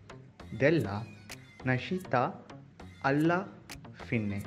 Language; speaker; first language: Italian; non-native, learner; Tamil